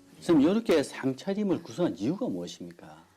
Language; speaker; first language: Korean; native; Korean